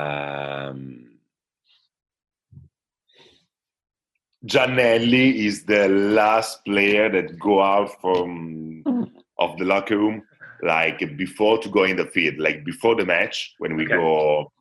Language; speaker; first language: English; non-native, fluent; Italian